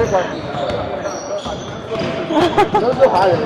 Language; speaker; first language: Chinese; early bilingual, heritage; Chinese